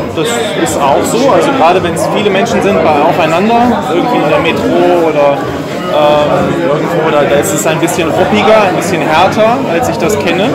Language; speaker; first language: German; native; German